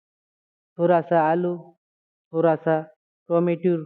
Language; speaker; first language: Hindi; non-native, learner; Bangla